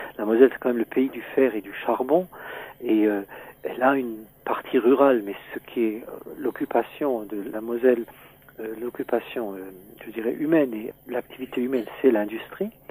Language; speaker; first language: French; native; French